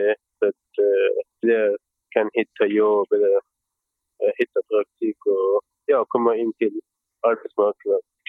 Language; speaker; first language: Swedish; non-native, fluent; Persian